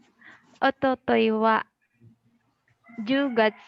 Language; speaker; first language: Japanese; non-native, learner; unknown